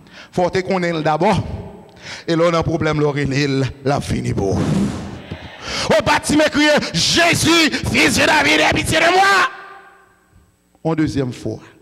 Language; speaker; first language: French; native; French